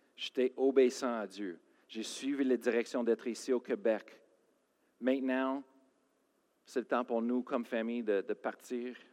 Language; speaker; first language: French; non-native, fluent; English